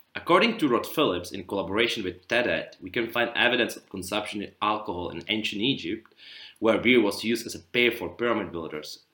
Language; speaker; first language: English; non-native, fluent; Czech